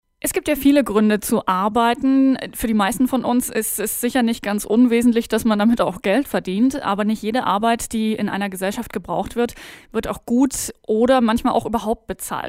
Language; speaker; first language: German; native; German